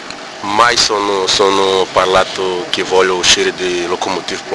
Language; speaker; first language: Italian; non-native, learner; Portuguese